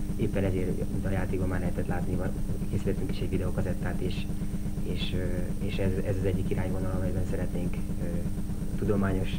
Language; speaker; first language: Hungarian; native; Hungarian